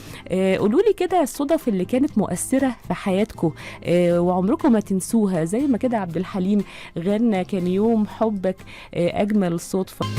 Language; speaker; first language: Arabic; native; Arabic